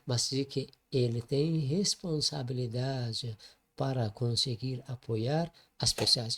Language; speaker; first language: Portuguese; non-native, learner; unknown